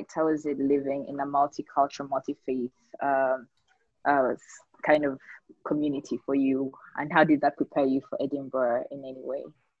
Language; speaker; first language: English; non-native, local second language; Ganda